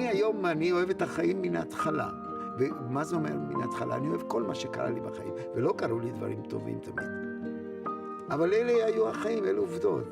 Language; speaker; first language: Hebrew; non-native, fluent; Spanish